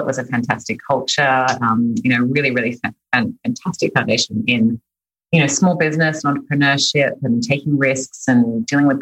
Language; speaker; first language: English; native; English